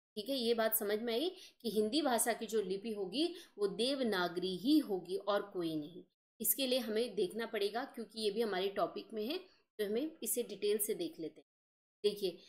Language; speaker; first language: Hindi; native; Hindi